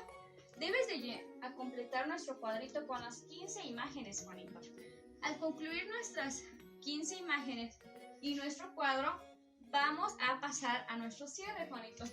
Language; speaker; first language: Spanish; native; Spanish